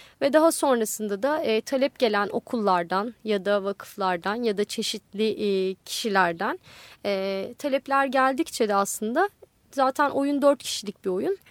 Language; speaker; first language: Turkish; native; Turkish